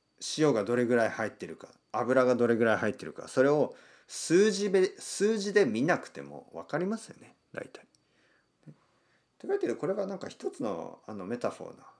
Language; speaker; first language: Japanese; native; Japanese